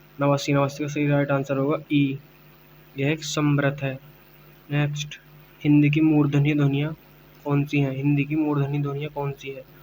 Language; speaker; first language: Hindi; native; Hindi